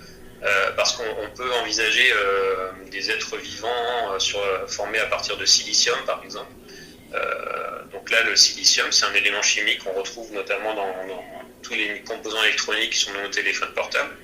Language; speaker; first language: French; native; French